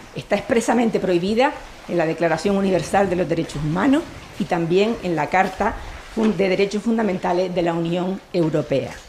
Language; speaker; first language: Spanish; native; Spanish